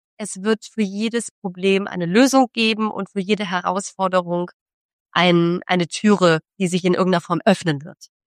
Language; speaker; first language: German; early bilingual, other home language; Polish